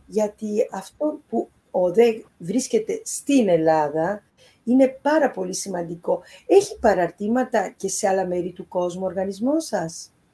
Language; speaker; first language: Greek; early bilingual, heritage; Greek